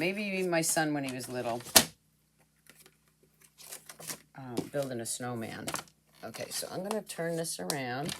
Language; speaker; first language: English; native; English